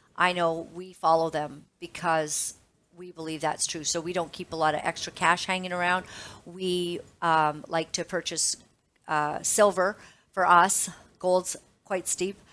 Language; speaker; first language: English; native; English